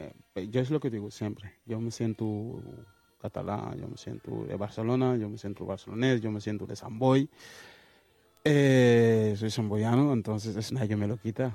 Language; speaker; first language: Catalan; early bilingual, other home language; Wolof